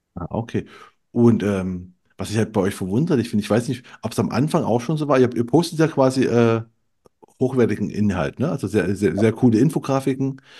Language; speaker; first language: German; native; German